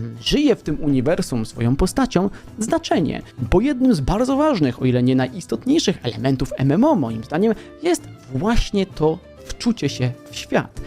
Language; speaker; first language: Polish; native; Polish